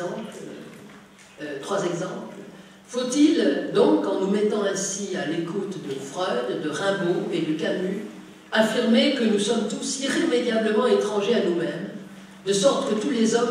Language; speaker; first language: French; native; French